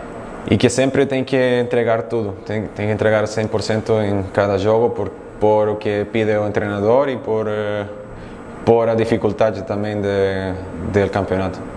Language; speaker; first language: Portuguese; non-native, fluent; Spanish